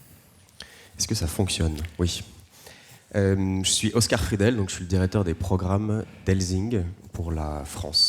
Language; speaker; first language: French; native; French